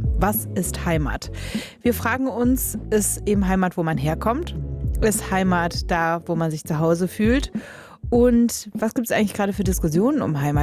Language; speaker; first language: German; native; German